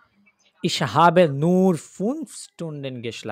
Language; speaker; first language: German; non-native, fluent; Bangla